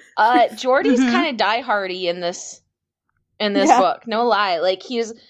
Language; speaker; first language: English; native; English